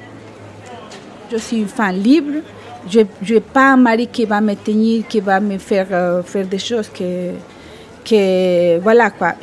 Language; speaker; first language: French; non-native, fluent; Spanish